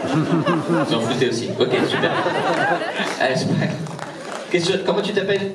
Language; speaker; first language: French; native; French